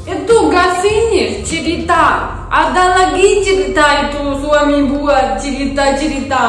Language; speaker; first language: Indonesian; non-native, learner; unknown